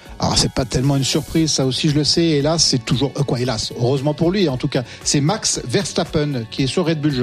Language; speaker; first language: French; native; French